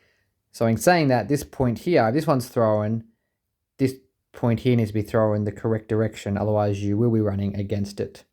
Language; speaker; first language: English; native; English